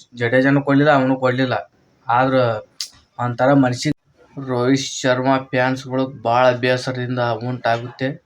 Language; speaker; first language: Kannada; native; Kannada